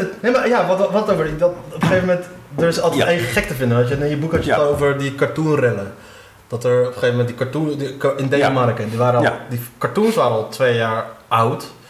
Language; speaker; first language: Dutch; early bilingual, other home language; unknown